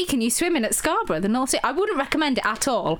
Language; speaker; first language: English; native; English